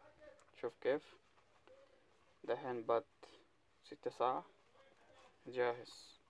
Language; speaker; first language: Arabic; non-native, learner; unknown